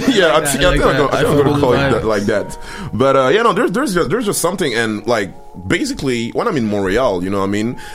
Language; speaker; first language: English; early bilingual, other home language; French